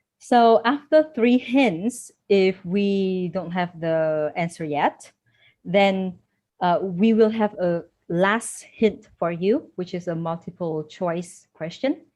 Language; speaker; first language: English; non-native, fluent; Vietnamese